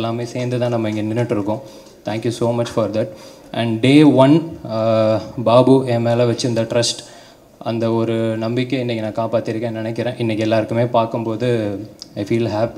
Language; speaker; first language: Tamil; native; Tamil